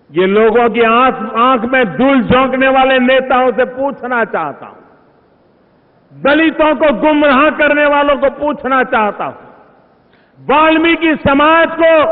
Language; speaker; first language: Hindi; non-native, local second language; Gujarati